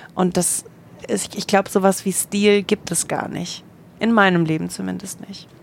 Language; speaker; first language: German; native; German